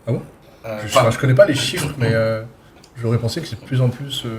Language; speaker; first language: French; native; French